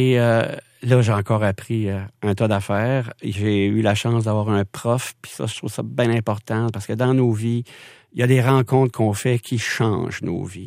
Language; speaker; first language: French; native; French